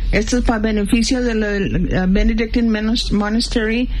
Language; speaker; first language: Spanish; early bilingual, heritage; Spanish